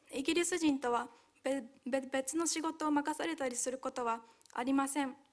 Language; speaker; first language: Japanese; early bilingual, other home language; Hungarian